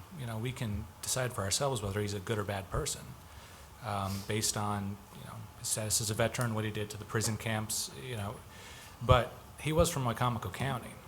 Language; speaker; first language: English; native; English